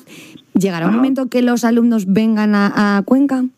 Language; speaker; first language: Spanish; native; Spanish